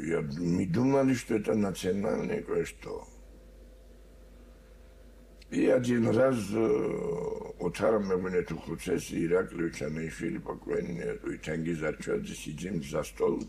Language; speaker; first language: Russian; non-native, learner; Georgian